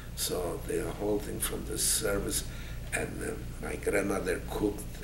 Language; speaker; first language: English; non-native, fluent; Polish